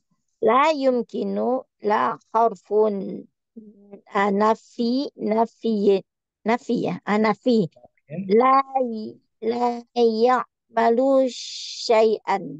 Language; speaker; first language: Arabic; non-native, learner; Indonesian